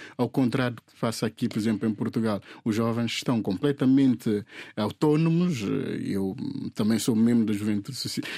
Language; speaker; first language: Portuguese; non-native, local second language; Upper Guinea Crioulo